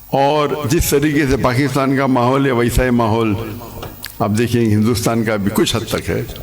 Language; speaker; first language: Urdu; non-native, local second language; English